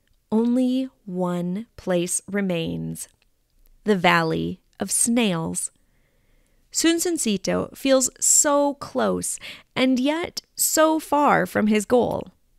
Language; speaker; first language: English; native; English